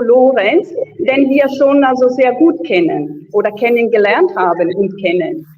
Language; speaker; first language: German; non-native, fluent; Italian